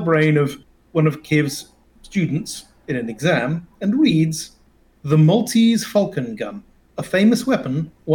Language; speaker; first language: English; native; English